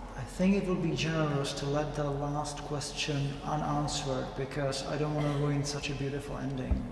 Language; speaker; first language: English; non-native, fluent; Czech